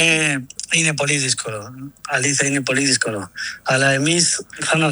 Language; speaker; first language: Greek; non-native, learner; Spanish